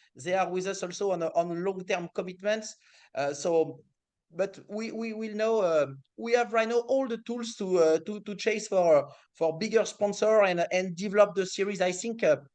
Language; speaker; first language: English; non-native, fluent; French